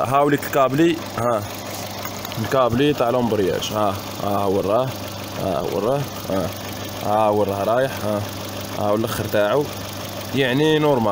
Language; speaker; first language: Arabic; native; Arabic